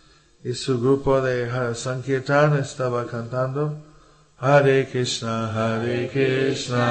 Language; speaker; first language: Spanish; non-native, learner; English